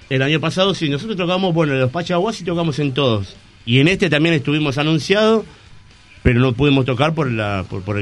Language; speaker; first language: Spanish; native; Spanish